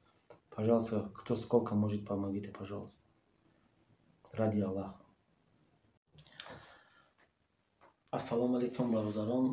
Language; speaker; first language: Russian; non-native, learner; Tajik